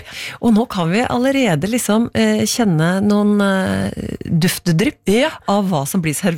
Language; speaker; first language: Norwegian; native; Norwegian